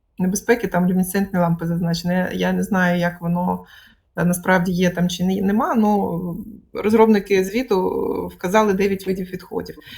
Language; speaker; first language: Ukrainian; non-native, local second language; Russian